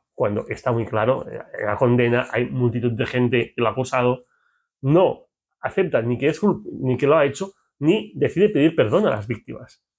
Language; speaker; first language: Spanish; native; Spanish